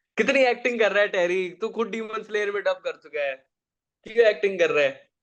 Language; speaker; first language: Hindi; native; Hindi